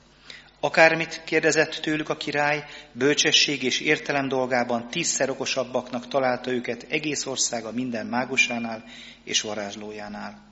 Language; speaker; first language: Hungarian; native; Hungarian